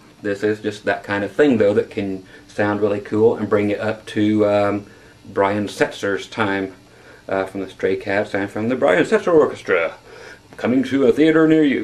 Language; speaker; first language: English; native; English